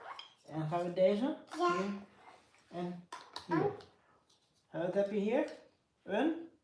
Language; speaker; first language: Dutch; non-native, fluent; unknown